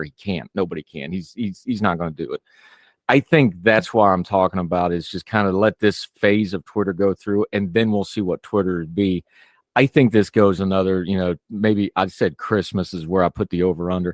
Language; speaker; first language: English; native; English